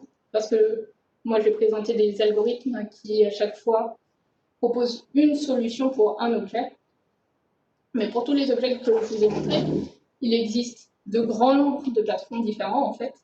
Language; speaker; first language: French; native; French